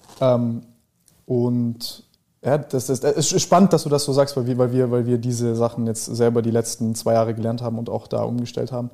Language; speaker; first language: German; early bilingual, other home language; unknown